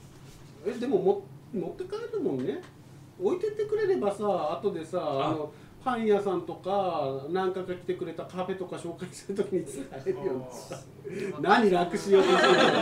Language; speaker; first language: Japanese; native; Japanese